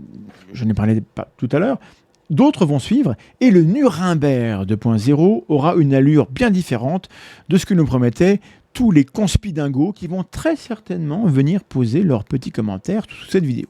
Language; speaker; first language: French; native; French